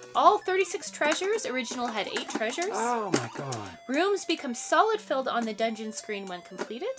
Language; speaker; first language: English; native; English